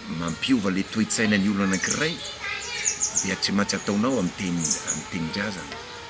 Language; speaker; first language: Malagasy; non-native, learner; Spanish